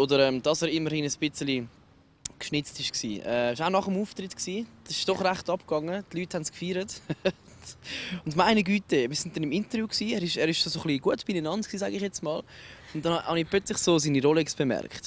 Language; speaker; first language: German; native; German